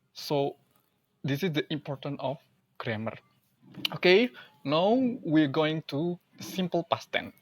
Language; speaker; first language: English; non-native, learner; Indonesian